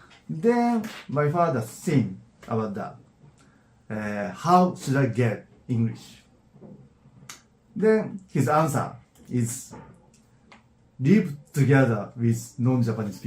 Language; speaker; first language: English; non-native, learner; Japanese